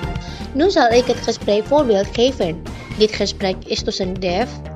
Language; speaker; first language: Dutch; non-native, fluent; Indonesian